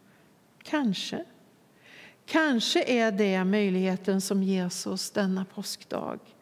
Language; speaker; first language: Swedish; native; Swedish